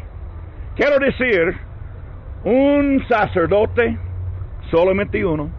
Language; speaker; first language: Spanish; non-native, learner; English